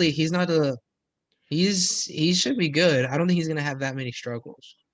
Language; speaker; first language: English; native; English